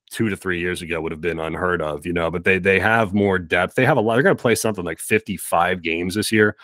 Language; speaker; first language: English; native; English